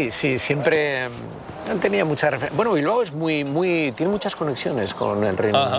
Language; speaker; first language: Spanish; native; Spanish